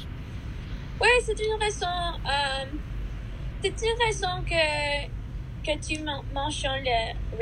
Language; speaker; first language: French; non-native, learner; English